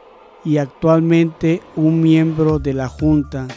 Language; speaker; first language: Spanish; early bilingual, heritage; Spanish